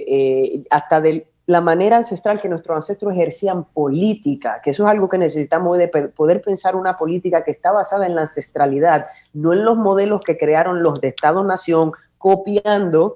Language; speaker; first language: Spanish; native; Spanish